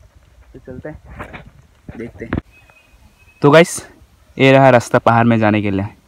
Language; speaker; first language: Hindi; non-native, local second language; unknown